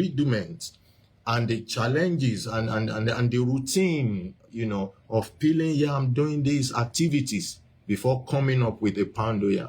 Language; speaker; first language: English; non-native, local second language; Yoruba